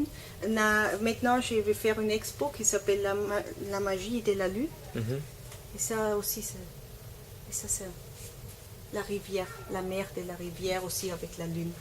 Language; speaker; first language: French; non-native, learner; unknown